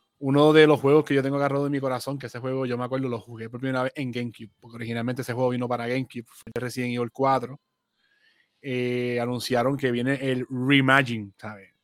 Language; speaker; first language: Spanish; native; Spanish